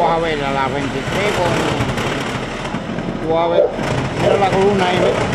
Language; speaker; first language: Spanish; native; Spanish